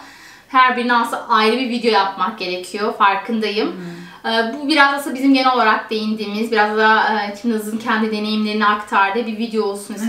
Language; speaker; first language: Turkish; native; Turkish